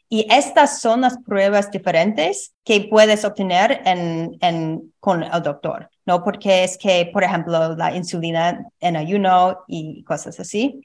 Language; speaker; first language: Spanish; non-native, learner; English